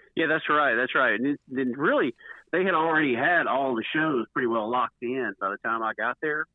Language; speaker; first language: English; native; English